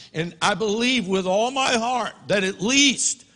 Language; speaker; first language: English; native; English